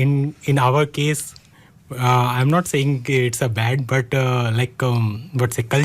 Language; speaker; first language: English; non-native, learner; Hindi